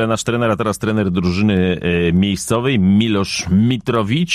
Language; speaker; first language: Polish; native; Polish